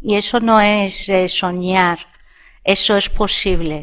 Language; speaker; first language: Spanish; non-native, fluent; Persian